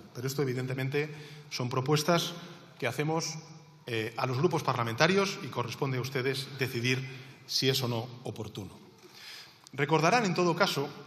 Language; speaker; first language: Spanish; native; Spanish